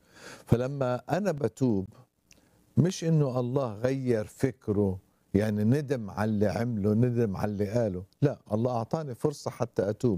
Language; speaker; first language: Arabic; native; Arabic